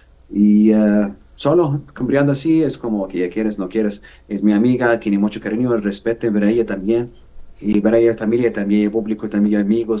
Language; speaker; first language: Spanish; non-native, learner; Arabic